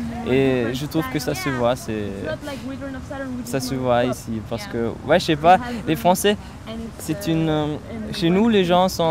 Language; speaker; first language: French; non-native, fluent; German